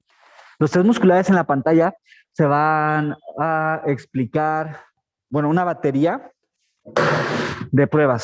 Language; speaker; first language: Spanish; native; Spanish